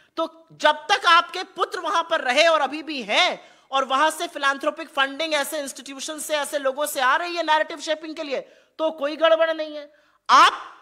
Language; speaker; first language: Hindi; native; Hindi